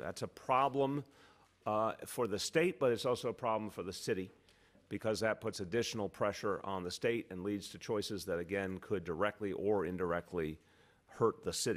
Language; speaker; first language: English; native; English